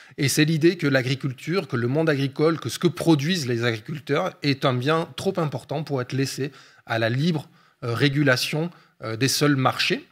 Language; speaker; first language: French; native; French